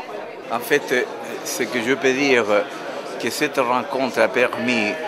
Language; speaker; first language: French; non-native, fluent; Spanish